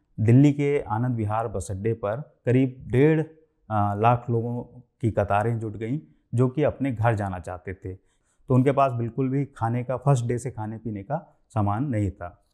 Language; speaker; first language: Hindi; native; Hindi